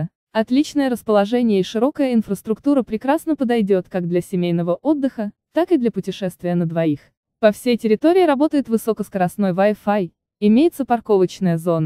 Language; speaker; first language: Russian; native; Russian